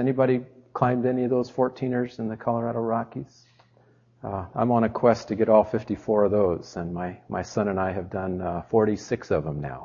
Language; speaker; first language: English; native; English